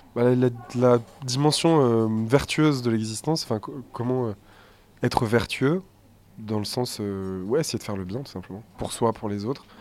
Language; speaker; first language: French; native; French